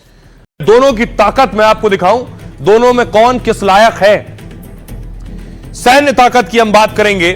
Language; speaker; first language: Hindi; native; Hindi